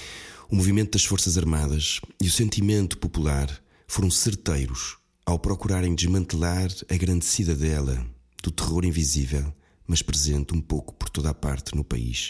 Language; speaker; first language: Portuguese; native; Portuguese